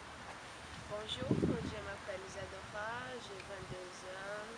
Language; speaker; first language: French; non-native, learner; Portuguese